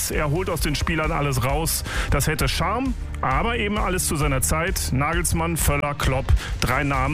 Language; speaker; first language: German; native; German